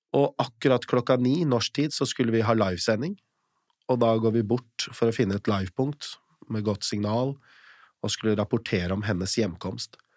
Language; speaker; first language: Norwegian; early bilingual, other home language; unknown